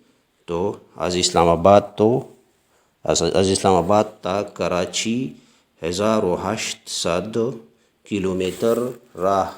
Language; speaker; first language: Persian; non-native, fluent; Urdu